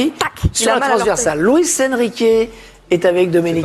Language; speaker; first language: French; native; French